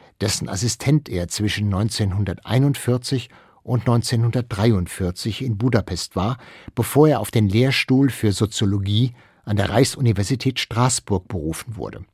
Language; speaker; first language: German; native; German